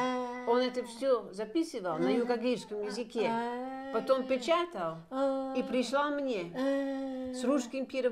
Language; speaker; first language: Russian; non-native, fluent; Dutch